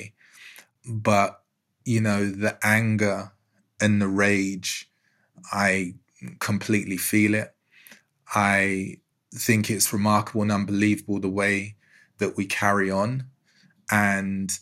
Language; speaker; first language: English; native; English